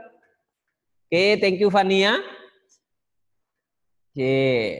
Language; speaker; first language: English; non-native, learner; Indonesian